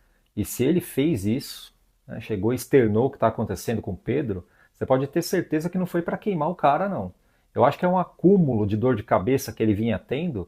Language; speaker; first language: Portuguese; native; Portuguese